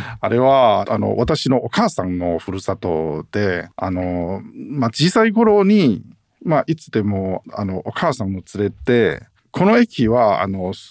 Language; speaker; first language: Japanese; non-native, learner; Chinese